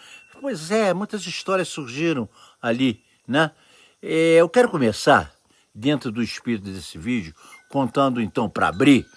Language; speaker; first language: Portuguese; native; Portuguese